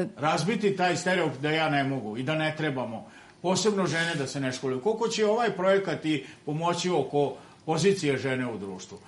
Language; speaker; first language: Bosnian; non-native, local second language; Romany